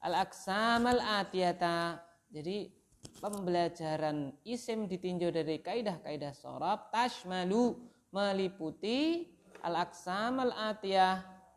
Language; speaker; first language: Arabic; non-native, fluent; Indonesian